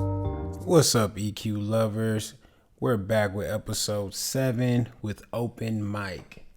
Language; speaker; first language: English; native; English